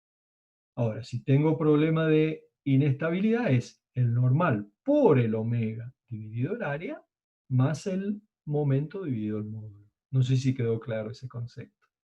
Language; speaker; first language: Spanish; native; Spanish